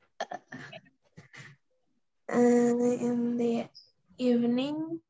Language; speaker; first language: English; non-native, local second language; Indonesian